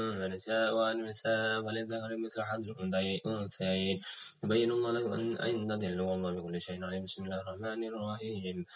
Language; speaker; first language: Arabic; non-native, learner; Indonesian